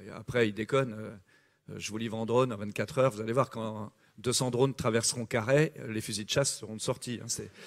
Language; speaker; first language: French; native; French